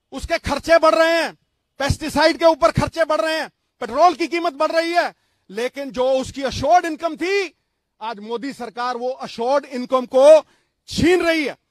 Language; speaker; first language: Hindi; non-native, local second language; Punjabi